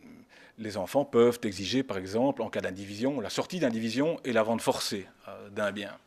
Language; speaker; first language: French; native; French